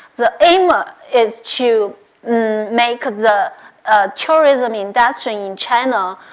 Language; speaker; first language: English; non-native, learner; Chinese